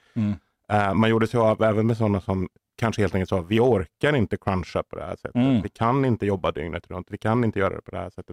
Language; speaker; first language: Swedish; native; Swedish